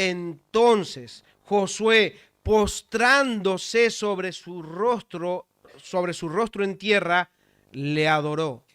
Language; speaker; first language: Spanish; native; Spanish